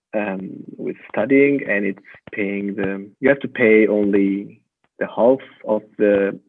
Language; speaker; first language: English; non-native, fluent; German